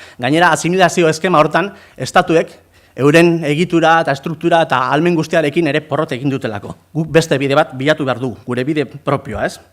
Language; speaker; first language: Basque; non-native, fluent; Spanish